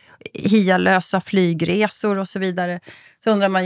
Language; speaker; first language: Swedish; native; Swedish